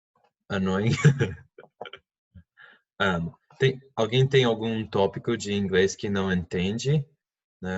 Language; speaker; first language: Portuguese; non-native, fluent; English